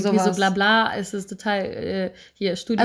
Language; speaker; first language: German; native; German